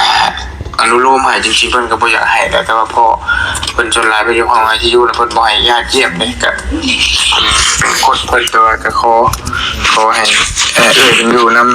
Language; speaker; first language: Thai; non-native, local second language; Lao